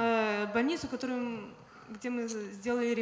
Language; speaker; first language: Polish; non-native, learner; Russian